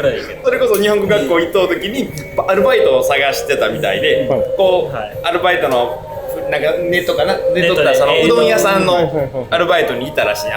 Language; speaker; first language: Japanese; native; Japanese